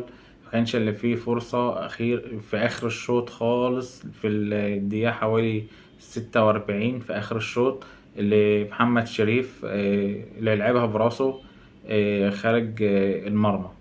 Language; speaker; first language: Arabic; native; Arabic